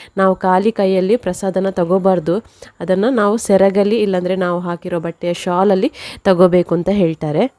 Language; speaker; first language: Kannada; non-native, local second language; Tulu